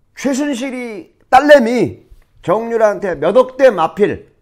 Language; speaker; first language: Korean; native; Korean